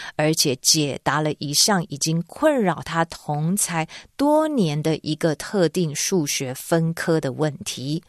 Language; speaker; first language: Chinese; native; Chinese